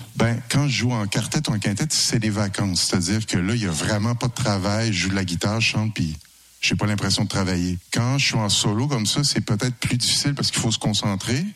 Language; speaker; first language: French; native; French